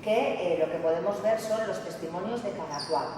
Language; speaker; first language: Spanish; non-native, local second language; Basque